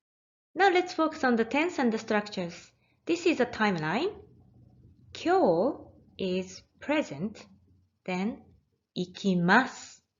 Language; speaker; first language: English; non-native, fluent; Japanese